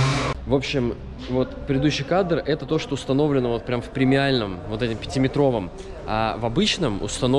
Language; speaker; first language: Russian; native; Russian